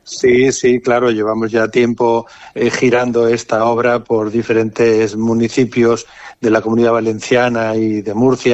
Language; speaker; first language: Spanish; native; Spanish